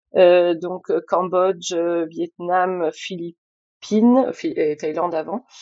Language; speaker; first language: French; native; French